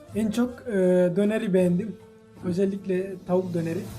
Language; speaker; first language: Turkish; non-native, fluent; Nepali